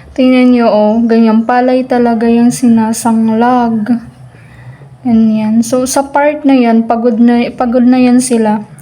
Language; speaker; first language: Filipino; non-native, local second language; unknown